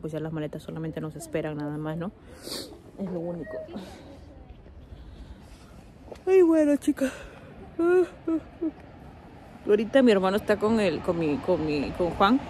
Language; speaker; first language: Spanish; native; Spanish